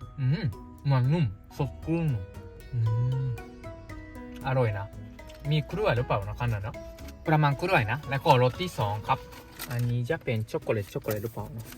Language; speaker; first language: Thai; non-native, learner; Japanese